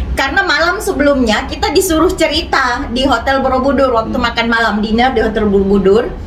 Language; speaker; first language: Indonesian; non-native, local second language; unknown